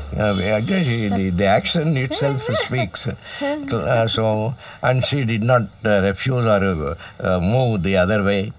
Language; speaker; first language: English; non-native, local second language; Kannada